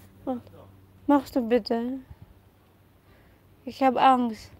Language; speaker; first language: German; non-native, learner; Filipino